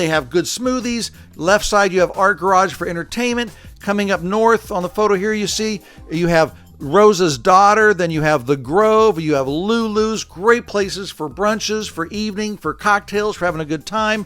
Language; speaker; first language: English; native; English